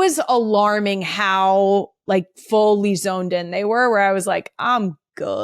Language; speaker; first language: English; native; English